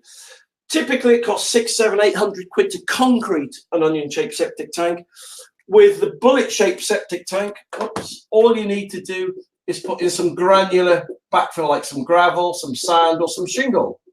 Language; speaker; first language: English; native; English